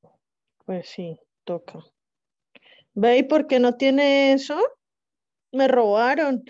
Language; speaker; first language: Spanish; native; Spanish